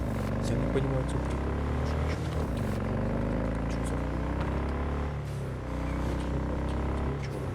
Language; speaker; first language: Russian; non-native, local second language; Ukrainian